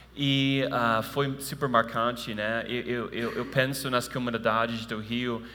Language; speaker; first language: Portuguese; non-native, fluent; English